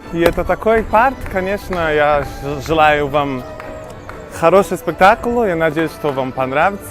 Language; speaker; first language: Russian; non-native, learner; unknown